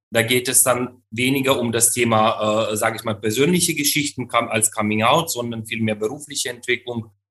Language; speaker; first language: German; non-native, fluent; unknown